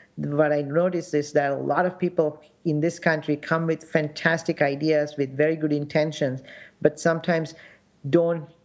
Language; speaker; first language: English; non-native, local second language; Sinhala